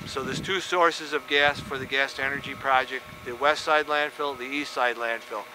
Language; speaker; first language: English; native; English